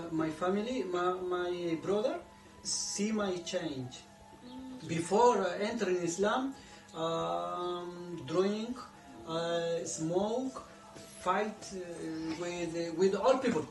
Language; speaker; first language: English; non-native, learner; Spanish